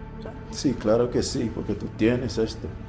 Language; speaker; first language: Spanish; non-native, learner; English